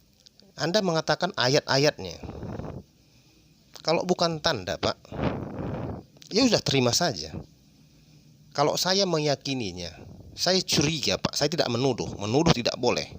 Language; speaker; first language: Indonesian; native; Indonesian